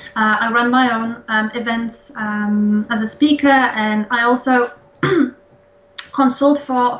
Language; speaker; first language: English; non-native, fluent; Polish